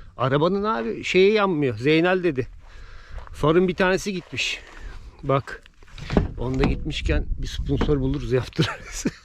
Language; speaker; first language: Turkish; native; Turkish